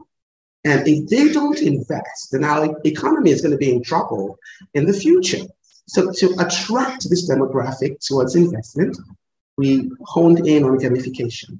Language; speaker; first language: English; non-native, local second language; Yoruba